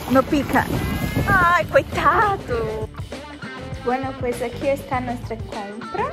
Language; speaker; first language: Spanish; non-native, fluent; Portuguese